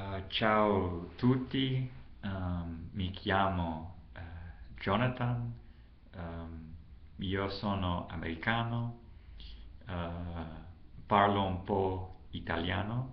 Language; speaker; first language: Italian; non-native, learner; English